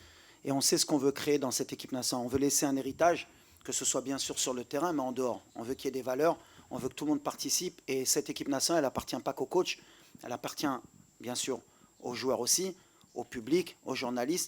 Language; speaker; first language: French; native; French